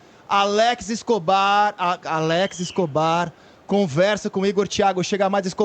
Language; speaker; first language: Portuguese; native; Portuguese